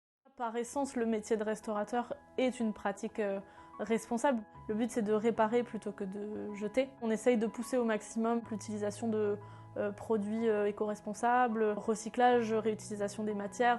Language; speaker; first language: French; native; French